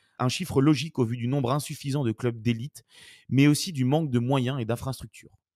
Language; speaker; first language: French; native; French